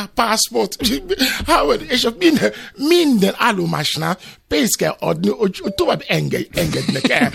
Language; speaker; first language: Hungarian; non-native, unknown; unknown